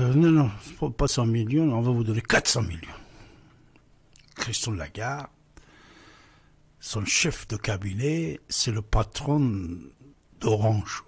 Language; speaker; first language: French; non-native, fluent; Persian